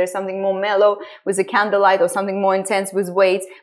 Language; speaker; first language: English; non-native, fluent; Estonian